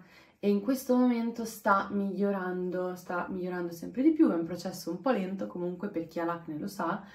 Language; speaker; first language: Italian; native; Italian